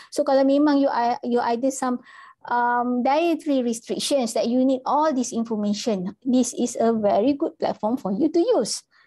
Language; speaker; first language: English; non-native, local second language; Malay